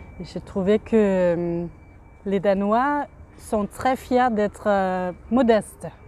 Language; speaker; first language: French; non-native, fluent; Danish